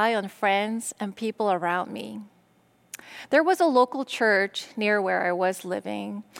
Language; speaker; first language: English; non-native, fluent; Korean